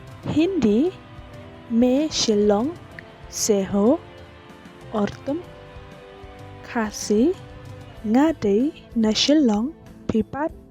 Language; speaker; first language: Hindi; non-native, local second language; Khasi